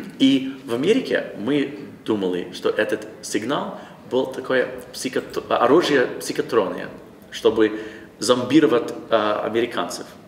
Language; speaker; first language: Russian; non-native, learner; English